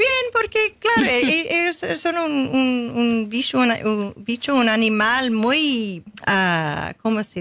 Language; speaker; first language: Spanish; non-native, fluent; English